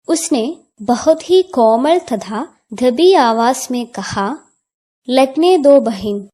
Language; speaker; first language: Hindi; non-native, local second language; Malayalam